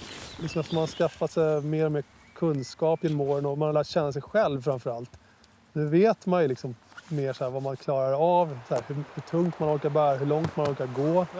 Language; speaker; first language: Swedish; native; Swedish